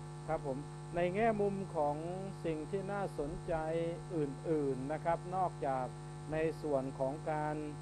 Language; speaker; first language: Thai; native; Thai